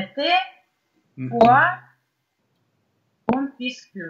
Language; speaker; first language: French; non-native, learner; Russian